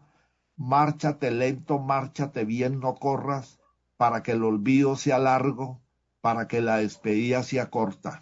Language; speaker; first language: Spanish; native; Spanish